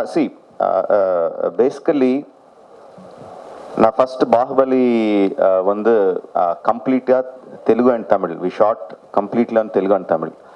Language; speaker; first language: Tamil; non-native, local second language; Telugu